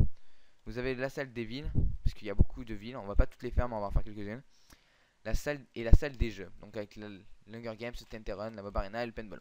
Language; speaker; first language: French; native; French